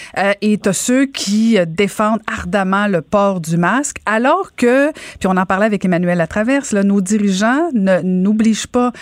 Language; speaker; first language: French; native; French